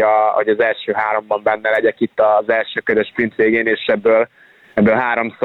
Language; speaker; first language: Hungarian; native; Hungarian